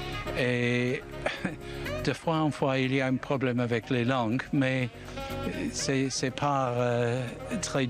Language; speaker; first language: French; non-native, learner; English